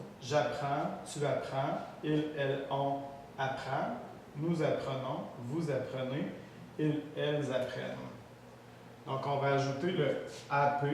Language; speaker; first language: French; native; French